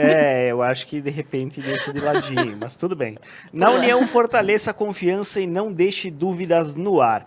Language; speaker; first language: Portuguese; native; Portuguese